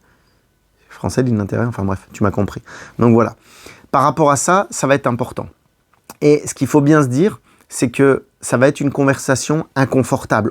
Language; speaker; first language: French; native; French